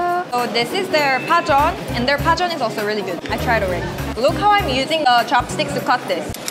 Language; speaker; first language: English; non-native, local second language; Korean